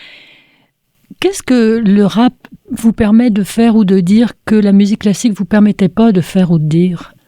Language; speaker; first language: French; native; French